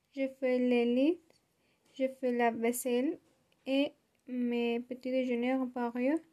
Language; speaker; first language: French; non-native, learner; Spanish